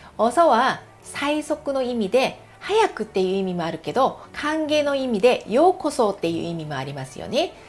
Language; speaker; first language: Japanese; non-native, fluent; Korean